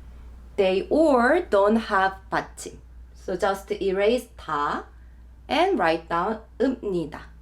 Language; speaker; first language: English; non-native, fluent; Korean